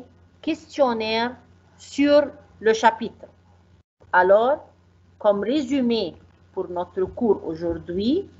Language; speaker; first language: French; non-native, fluent; Arabic